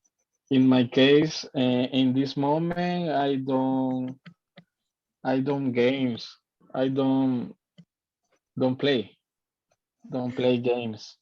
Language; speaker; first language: English; non-native, learner; Spanish